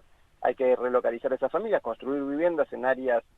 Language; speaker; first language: Spanish; native; Spanish